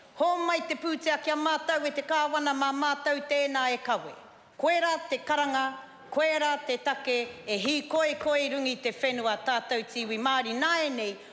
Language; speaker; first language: Māori; non-native, local second language; English